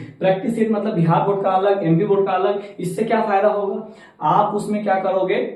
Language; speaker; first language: Hindi; native; Hindi